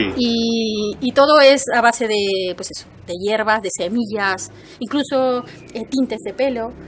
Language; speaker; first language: Spanish; native; Spanish